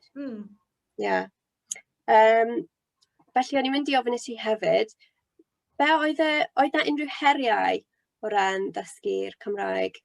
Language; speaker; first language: Welsh; non-native, local second language; English